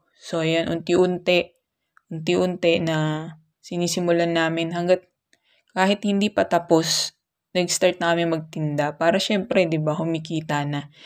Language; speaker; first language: Filipino; native; Filipino